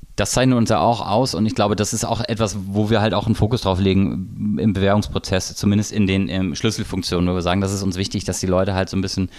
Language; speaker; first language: German; native; German